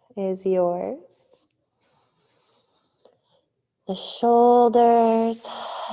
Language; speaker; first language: English; native; English